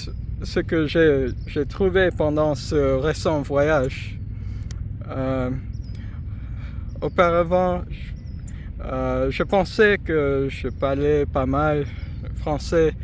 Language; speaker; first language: French; non-native, fluent; English